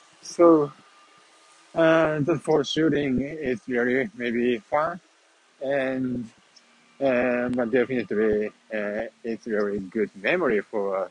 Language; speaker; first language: English; non-native, fluent; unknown